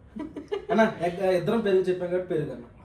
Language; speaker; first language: Telugu; native; Telugu